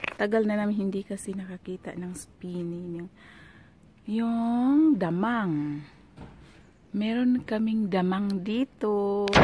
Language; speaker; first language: Filipino; non-native, local second language; Cebuano